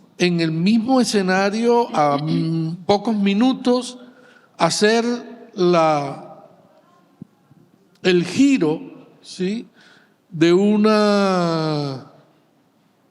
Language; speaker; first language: Spanish; native; Spanish